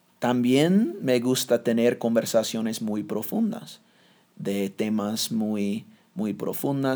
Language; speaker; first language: Spanish; non-native, fluent; English